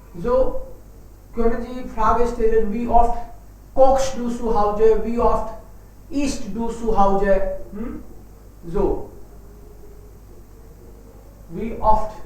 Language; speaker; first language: German; non-native, fluent; Hindi